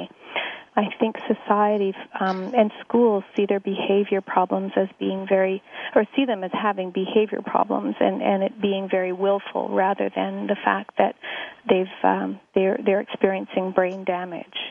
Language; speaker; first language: English; native; English